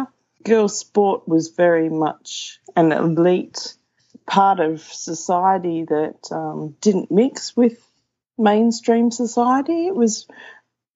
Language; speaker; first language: English; native; English